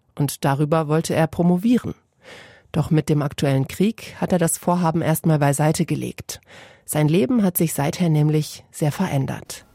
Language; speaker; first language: German; native; German